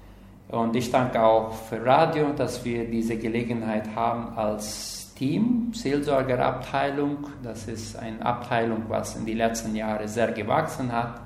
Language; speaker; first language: German; non-native, learner; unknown